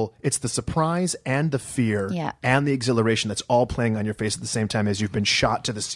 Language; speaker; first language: English; native; English